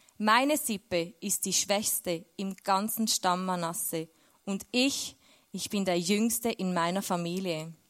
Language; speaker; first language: German; native; German